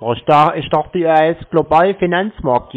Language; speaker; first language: German; native; German